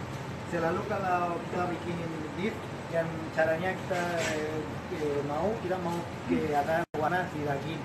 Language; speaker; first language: Indonesian; non-native, learner; Spanish